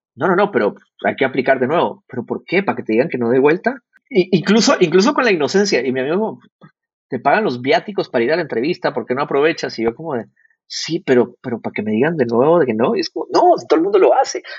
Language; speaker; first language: Spanish; native; Spanish